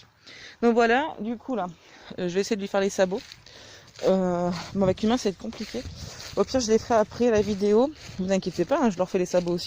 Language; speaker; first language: French; native; French